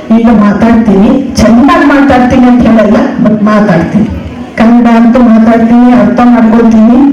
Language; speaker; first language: Kannada; non-native, local second language; Telugu